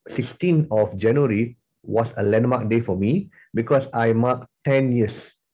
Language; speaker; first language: English; non-native, local second language; Tamil